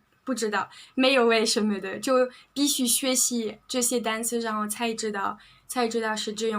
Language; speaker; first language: Chinese; non-native, fluent; French